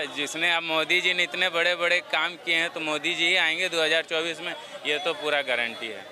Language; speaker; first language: Hindi; native; Hindi